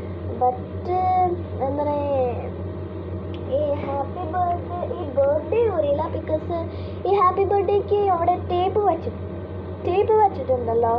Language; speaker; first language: Malayalam; early bilingual, heritage; Malayalam